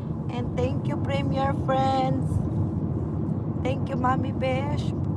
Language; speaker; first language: English; non-native, local second language; Cebuano